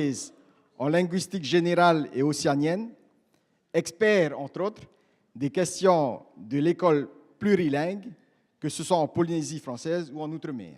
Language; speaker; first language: French; native; French